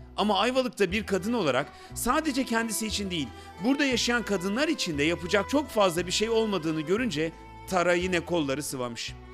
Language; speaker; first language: Turkish; native; Turkish